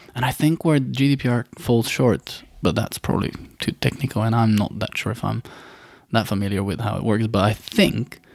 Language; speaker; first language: English; non-native, fluent; Bulgarian